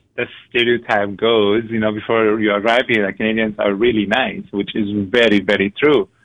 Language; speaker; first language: English; non-native, fluent; Arabic